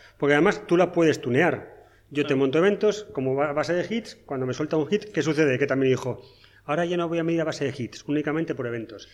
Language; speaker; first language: Spanish; native; Spanish